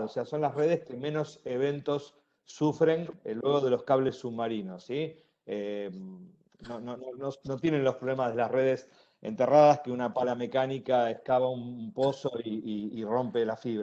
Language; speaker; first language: Spanish; native; Spanish